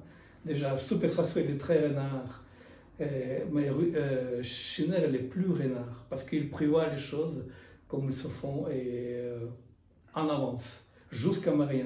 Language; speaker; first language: French; non-native, fluent; Russian